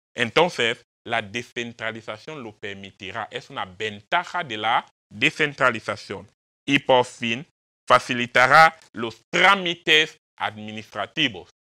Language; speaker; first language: Spanish; non-native, fluent; French